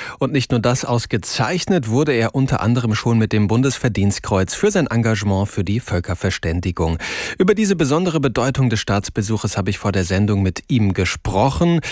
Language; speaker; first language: German; native; German